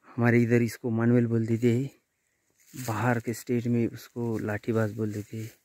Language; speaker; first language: Hindi; non-native, local second language; Marathi